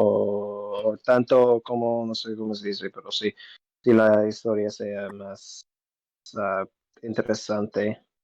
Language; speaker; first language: Spanish; non-native, learner; English